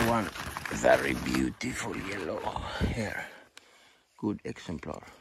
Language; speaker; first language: English; non-native, learner; Swedish